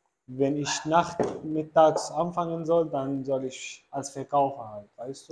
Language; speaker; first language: German; non-native, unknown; Arabic